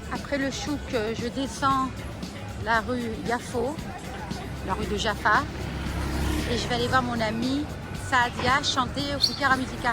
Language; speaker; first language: French; native; French